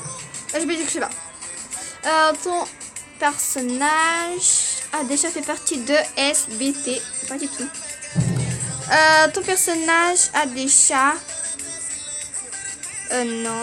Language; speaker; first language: French; early bilingual, other home language; Portuguese